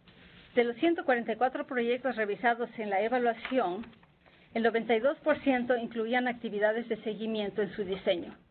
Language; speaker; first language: Spanish; native; Spanish